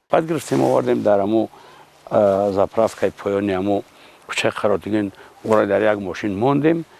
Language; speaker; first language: Tajik; native; Tajik